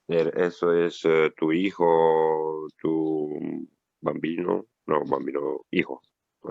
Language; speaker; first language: Spanish; non-native, learner; Italian